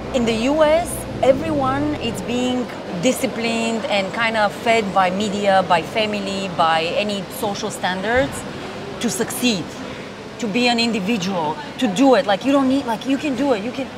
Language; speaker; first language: English; non-native, fluent; Bulgarian